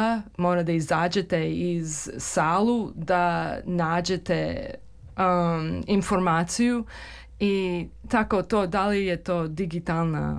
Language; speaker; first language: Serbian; early bilingual, heritage; English